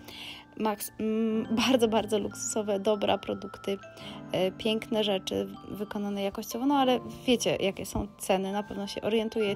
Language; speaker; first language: Polish; native; Polish